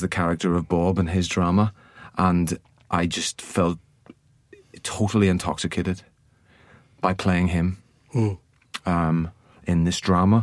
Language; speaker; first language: English; native; English